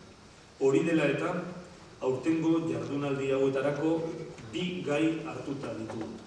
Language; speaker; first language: Basque; native; Basque